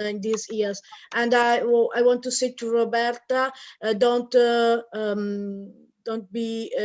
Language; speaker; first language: English; non-native, learner; Italian